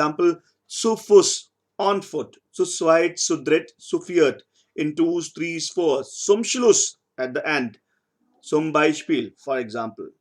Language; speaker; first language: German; non-native, fluent; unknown